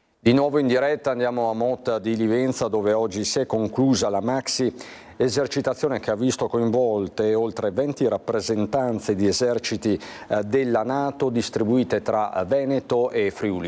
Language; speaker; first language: Italian; native; Italian